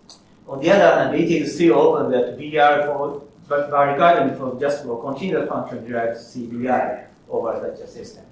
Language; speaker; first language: English; non-native, fluent; Japanese